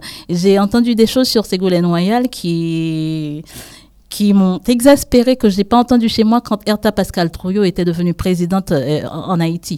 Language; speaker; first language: French; non-native, local second language; Haitian Creole